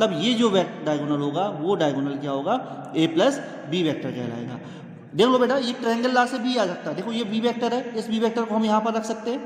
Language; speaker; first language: Hindi; native; Hindi